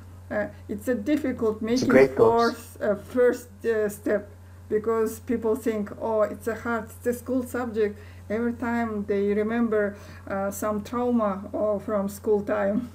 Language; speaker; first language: English; non-native, learner; Kazakh